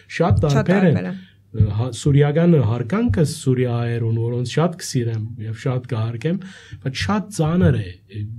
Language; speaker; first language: Armenian; early bilingual, heritage; Armenian